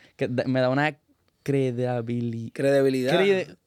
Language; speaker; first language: Spanish; native; Spanish